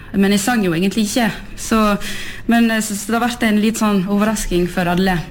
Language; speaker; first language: Norwegian; early bilingual, heritage; French